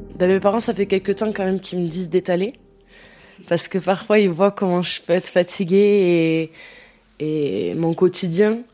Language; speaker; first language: French; early bilingual, other home language; Dutch